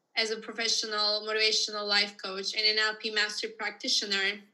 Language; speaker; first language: English; non-native, fluent; Turkish